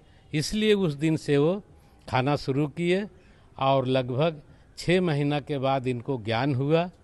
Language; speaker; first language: Hindi; native; Hindi